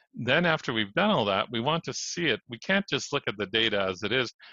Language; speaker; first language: English; native; English